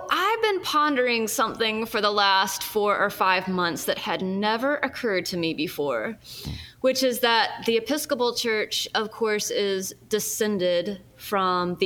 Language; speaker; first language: English; native; English